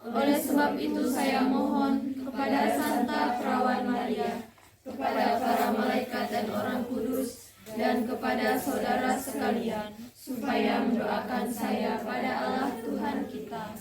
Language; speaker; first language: Indonesian; native; Indonesian